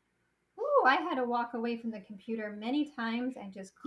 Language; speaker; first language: English; native; English